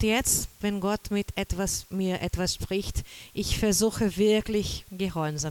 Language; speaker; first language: German; non-native, fluent; Portuguese